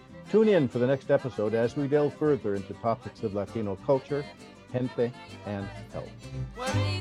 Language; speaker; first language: English; early bilingual, other home language; Spanish